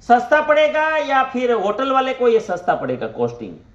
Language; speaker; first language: Hindi; non-native, local second language; Gujarati